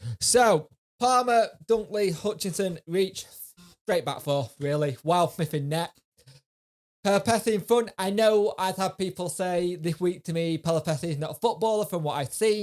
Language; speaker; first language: English; native; English